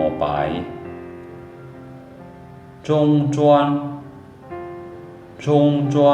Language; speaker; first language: Chinese; non-native, fluent; Lao